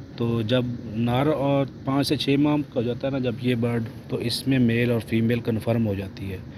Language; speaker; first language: Urdu; non-native, local second language; Punjabi